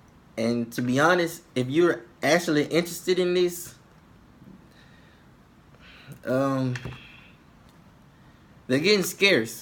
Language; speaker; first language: English; native; English